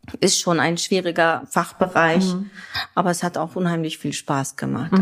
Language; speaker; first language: German; early bilingual, other home language; Kurdish